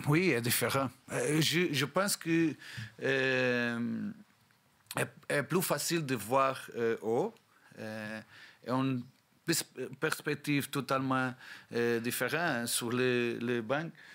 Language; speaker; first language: French; non-native, learner; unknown